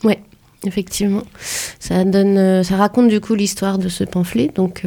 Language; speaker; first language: French; native; French